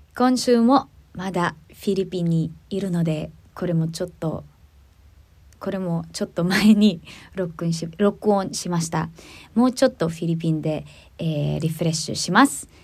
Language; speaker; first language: Japanese; non-native, learner; Filipino